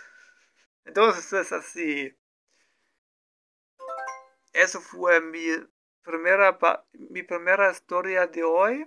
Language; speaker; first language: Spanish; non-native, learner; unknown